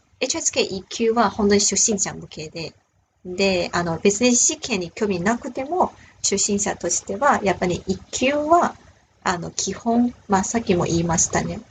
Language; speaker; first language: Japanese; non-native, fluent; Chinese